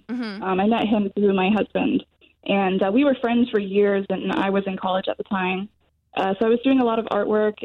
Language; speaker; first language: English; native; English